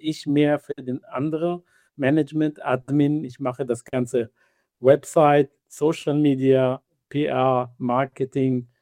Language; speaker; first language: German; non-native, fluent; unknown